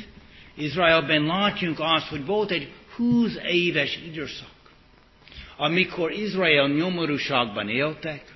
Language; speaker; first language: Hungarian; non-native, fluent; English